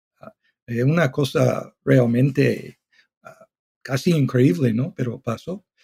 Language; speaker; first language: Spanish; non-native, fluent; English